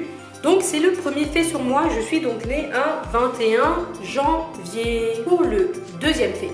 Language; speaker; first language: French; native; French